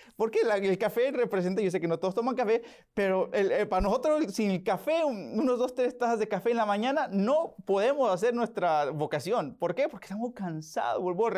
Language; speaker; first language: Spanish; early bilingual, heritage; Spanish